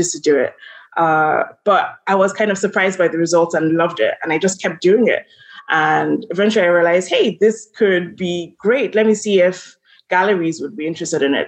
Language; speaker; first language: English; non-native, local second language; Yoruba